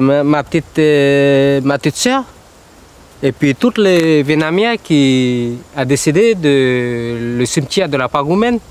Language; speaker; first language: French; early bilingual, other home language; Vietnamese